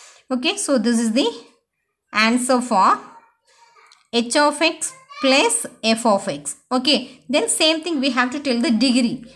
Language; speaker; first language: English; non-native, local second language; Tamil